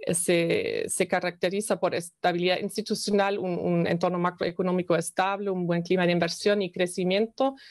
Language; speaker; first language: Spanish; non-native, fluent; German